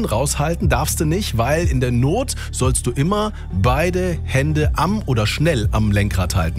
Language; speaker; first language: German; native; German